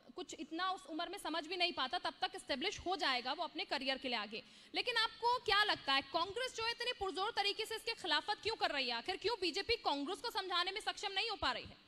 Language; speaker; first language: Hindi; native; Hindi